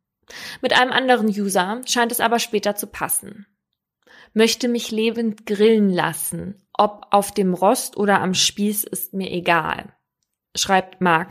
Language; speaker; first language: German; native; German